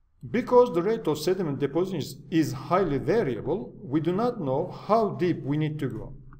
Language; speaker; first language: English; non-native, fluent; Turkish